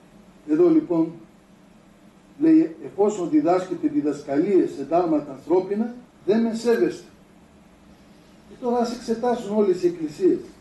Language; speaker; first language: Greek; native; Greek